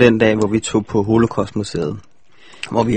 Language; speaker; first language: Danish; native; Danish